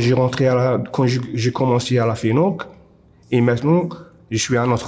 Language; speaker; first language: French; non-native, learner; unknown